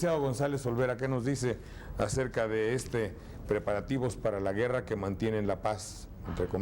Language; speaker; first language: Spanish; native; Spanish